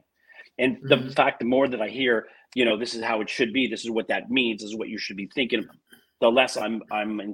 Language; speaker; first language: English; native; English